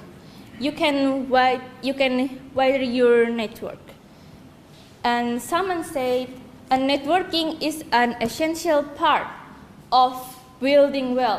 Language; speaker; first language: English; non-native, learner; Indonesian